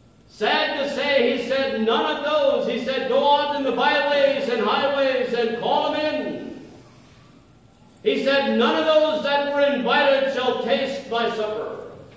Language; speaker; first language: English; native; English